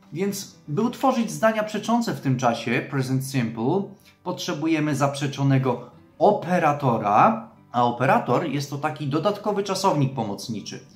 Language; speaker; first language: Polish; native; Polish